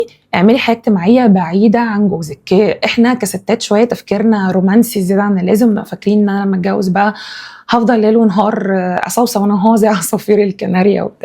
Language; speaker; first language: Arabic; native; Arabic